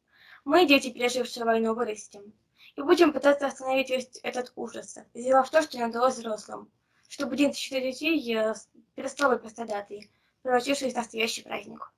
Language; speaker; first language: Russian; native; Russian